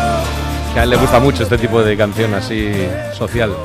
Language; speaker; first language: Spanish; native; Spanish